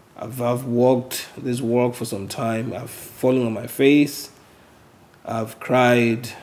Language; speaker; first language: English; non-native, local second language; Yoruba